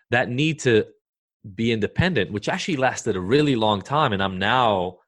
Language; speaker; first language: English; early bilingual, other home language; Hebrew